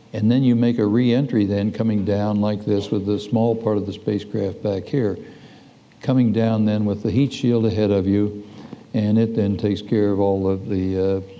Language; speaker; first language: English; native; English